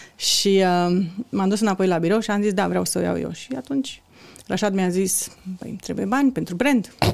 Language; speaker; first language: Romanian; native; Romanian